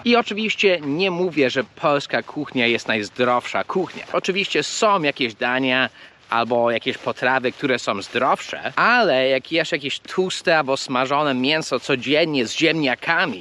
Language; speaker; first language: Polish; early bilingual, heritage; Polish